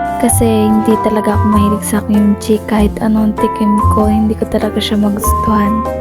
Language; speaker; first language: Filipino; native; Filipino